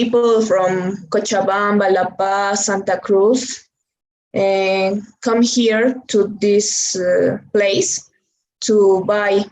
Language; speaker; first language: English; non-native, learner; Spanish